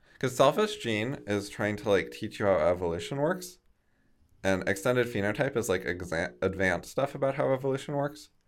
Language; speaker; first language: English; native; English